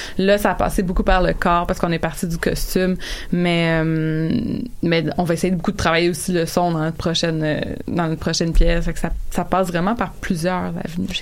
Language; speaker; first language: French; native; French